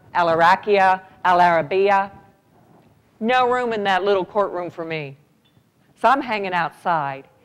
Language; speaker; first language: English; native; English